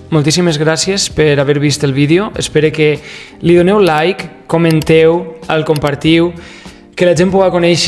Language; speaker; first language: Catalan; native; Catalan